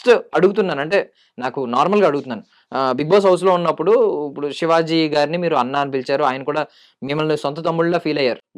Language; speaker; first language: Telugu; native; Telugu